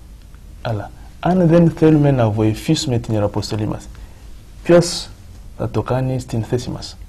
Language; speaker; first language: Greek; non-native, fluent; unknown